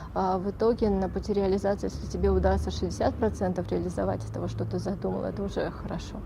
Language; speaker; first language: Russian; non-native, local second language; Tajik